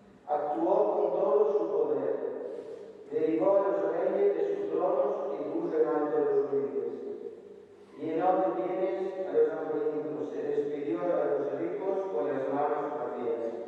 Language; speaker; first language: Spanish; non-native, fluent; Italian